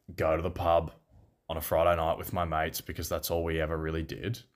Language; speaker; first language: English; native; English